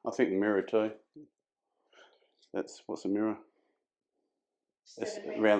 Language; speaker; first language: English; native; English